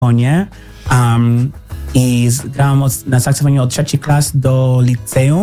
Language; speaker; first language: Polish; early bilingual, heritage; Polish